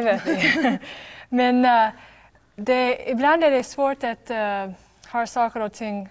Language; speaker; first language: Swedish; non-native, fluent; English